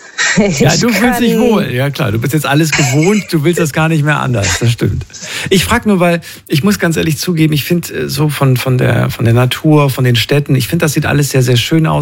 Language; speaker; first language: German; native; German